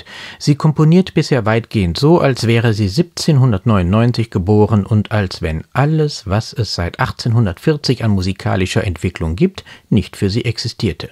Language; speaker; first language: German; native; German